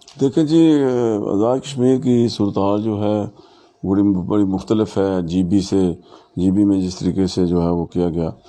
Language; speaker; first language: Urdu; non-native, local second language; Pahari-Potwari